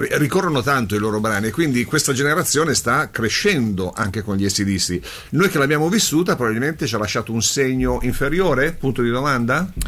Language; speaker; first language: Italian; native; Italian